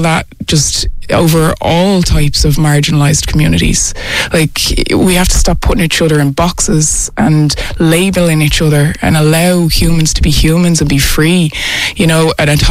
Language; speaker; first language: English; native; English